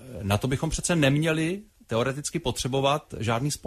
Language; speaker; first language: Czech; native; Czech